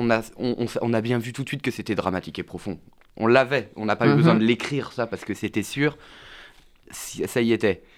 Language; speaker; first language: French; native; French